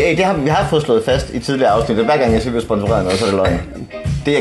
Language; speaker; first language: Danish; native; Danish